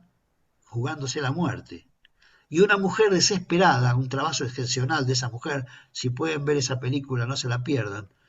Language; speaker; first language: Spanish; native; Spanish